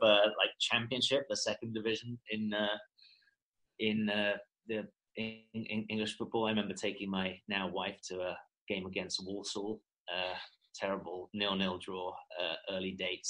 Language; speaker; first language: English; native; English